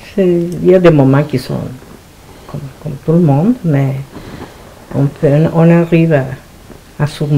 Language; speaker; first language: French; non-native, fluent; Spanish